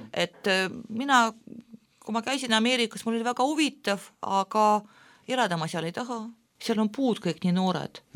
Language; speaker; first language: Estonian; non-native, local second language; Russian